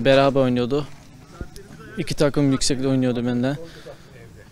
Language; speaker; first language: Turkish; early bilingual, heritage; Turkish